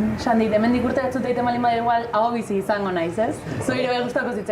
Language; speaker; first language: Basque; native; Basque